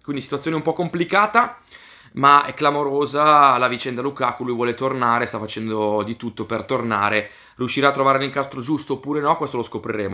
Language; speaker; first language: Italian; native; Italian